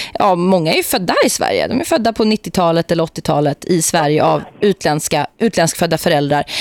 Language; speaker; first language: Swedish; native; Swedish